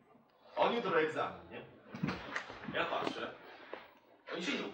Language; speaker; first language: Polish; non-native, fluent; Kurdish